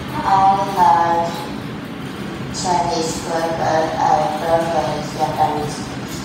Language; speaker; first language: English; non-native, learner; Vietnamese